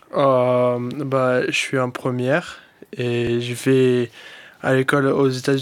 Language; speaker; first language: French; early bilingual, heritage; English